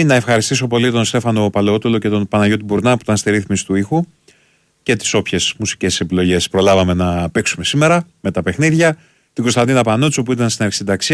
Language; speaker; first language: Greek; native; Greek